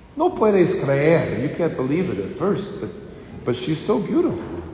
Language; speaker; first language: English; native; English